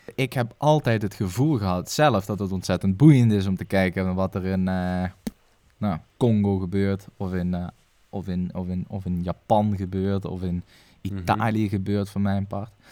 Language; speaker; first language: Dutch; native; Dutch